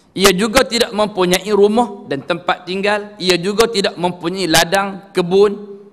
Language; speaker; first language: Malay; native; Malay